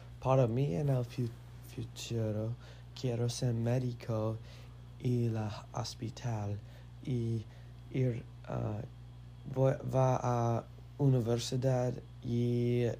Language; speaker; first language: Spanish; non-native, learner; English